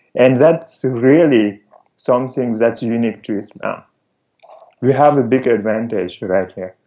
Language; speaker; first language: English; non-native, fluent; Wolof